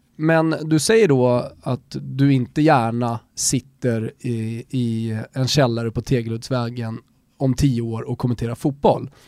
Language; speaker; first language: Swedish; native; Swedish